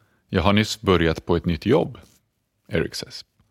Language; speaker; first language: Swedish; native; Swedish